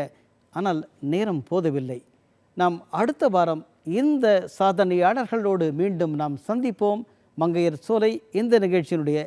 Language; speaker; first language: Tamil; native; Tamil